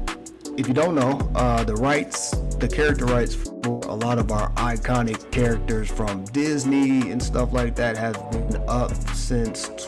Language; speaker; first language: English; native; English